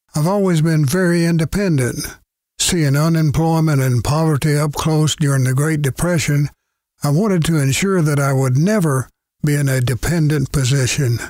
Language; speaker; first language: English; native; English